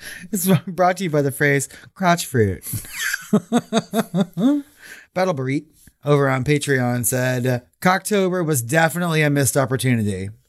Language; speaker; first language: English; native; English